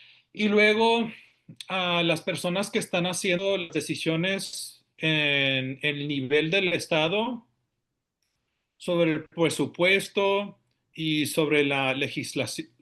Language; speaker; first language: Spanish; early bilingual, heritage; Spanish